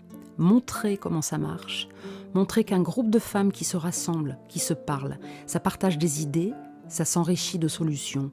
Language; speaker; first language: French; native; French